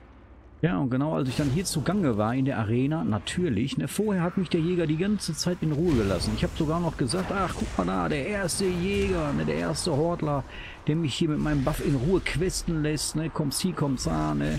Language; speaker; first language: German; native; German